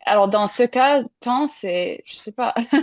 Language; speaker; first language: French; non-native, fluent; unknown